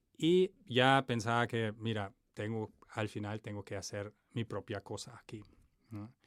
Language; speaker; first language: Spanish; non-native, fluent; German